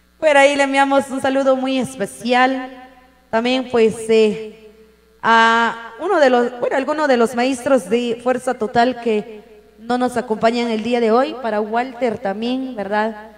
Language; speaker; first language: Spanish; native; Spanish